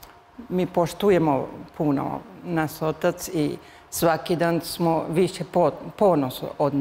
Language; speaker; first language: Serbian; early bilingual, heritage; Spanish